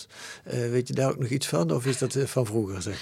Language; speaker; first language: Dutch; native; Dutch